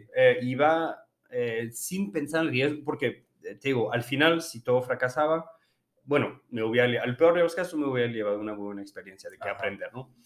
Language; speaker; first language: Spanish; non-native, fluent; French